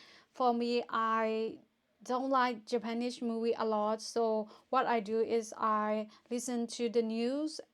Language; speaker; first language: English; non-native, fluent; Burmese